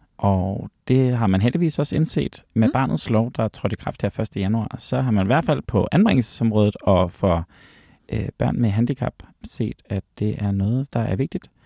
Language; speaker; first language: Danish; native; Danish